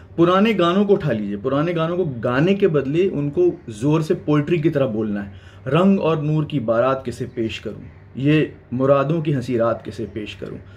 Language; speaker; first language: Hindi; native; Hindi